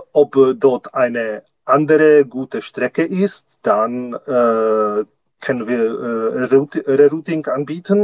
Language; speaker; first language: German; non-native, learner; Czech